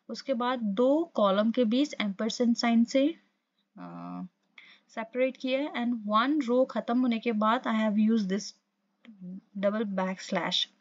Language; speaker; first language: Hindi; non-native, local second language; Assamese